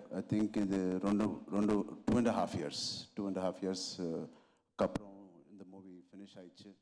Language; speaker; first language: Tamil; non-native, local second language; Telugu